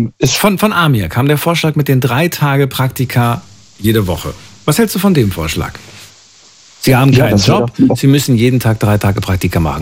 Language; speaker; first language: German; native; German